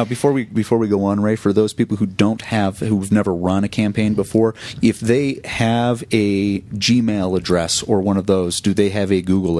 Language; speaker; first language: English; native; English